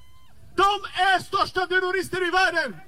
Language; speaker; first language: Swedish; non-native, fluent; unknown